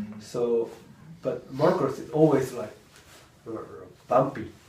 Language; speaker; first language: English; non-native, learner; Japanese